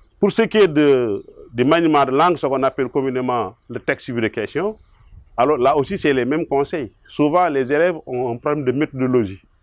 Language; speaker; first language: French; non-native, local second language; Wolof